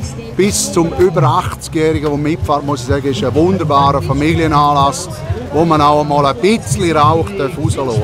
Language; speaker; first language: German; native; German